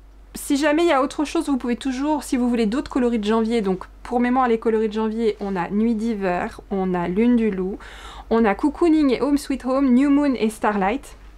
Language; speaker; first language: French; native; French